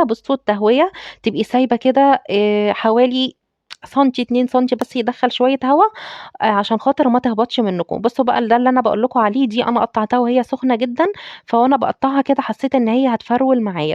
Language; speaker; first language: Arabic; native; Arabic